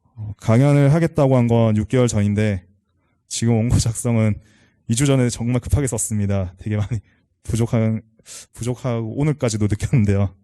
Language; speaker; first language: Korean; native; Korean